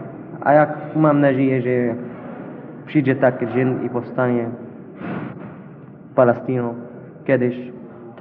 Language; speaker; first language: Polish; non-native, learner; Arabic